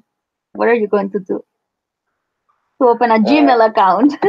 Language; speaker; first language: English; non-native, fluent; Spanish